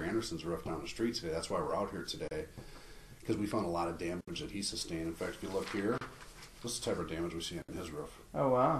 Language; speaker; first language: English; native; English